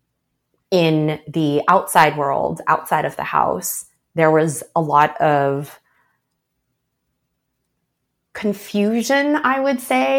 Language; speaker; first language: English; early bilingual, other home language; Chinese